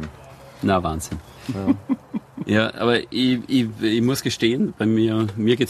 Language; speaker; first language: German; native; German